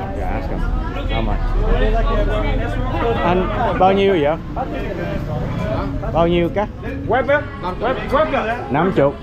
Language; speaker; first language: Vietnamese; early bilingual, heritage; Vietnamese